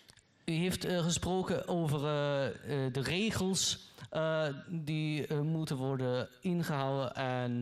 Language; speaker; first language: Dutch; non-native, learner; German